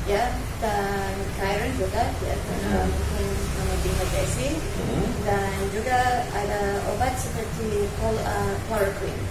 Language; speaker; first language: Indonesian; non-native, fluent; English